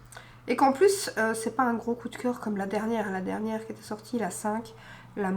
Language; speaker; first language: French; native; French